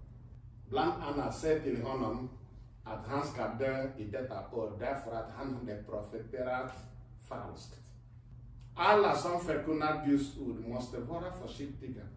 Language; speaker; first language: Swedish; non-native, fluent; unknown